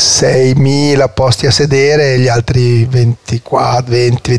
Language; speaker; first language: Italian; native; Italian